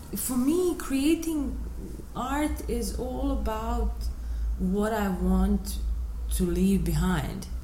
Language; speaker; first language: English; non-native, fluent; Bosnian